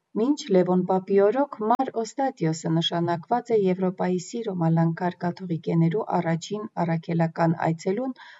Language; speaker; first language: Armenian; early bilingual, heritage; Armenian